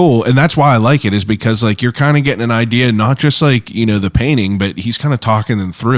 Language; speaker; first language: English; native; English